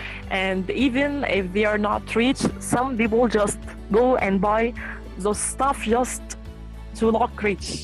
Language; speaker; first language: English; non-native, fluent; Arabic